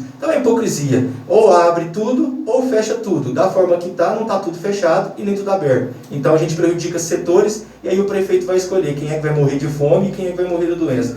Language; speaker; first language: Portuguese; native; Portuguese